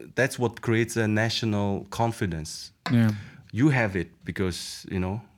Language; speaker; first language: English; non-native, fluent; Mongolian